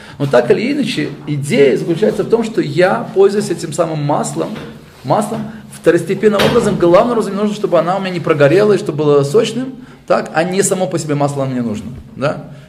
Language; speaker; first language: Russian; early bilingual, heritage; Russian